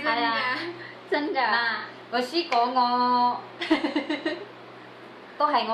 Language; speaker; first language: Cantonese; non-native, learner; Indonesian